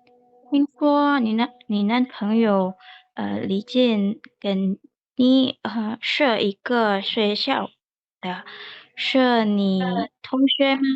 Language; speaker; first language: Chinese; non-native, learner; Indonesian